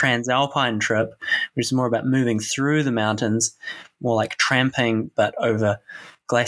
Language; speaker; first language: English; native; English